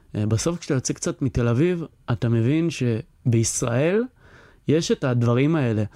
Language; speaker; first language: Hebrew; native; Hebrew